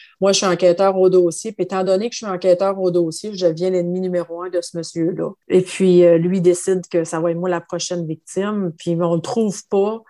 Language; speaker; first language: French; native; French